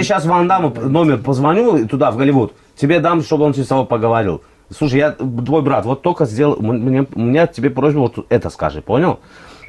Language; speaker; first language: Russian; non-native, local second language; Azerbaijani